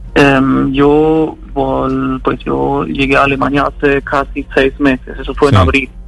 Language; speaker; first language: Spanish; non-native, fluent; German